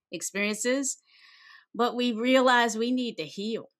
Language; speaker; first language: English; native; English